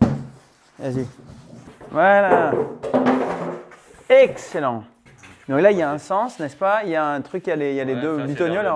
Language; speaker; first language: French; native; French